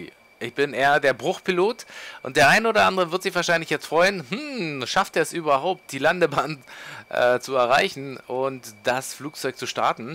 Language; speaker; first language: German; native; German